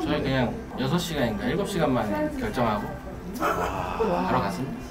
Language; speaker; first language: Korean; native; Korean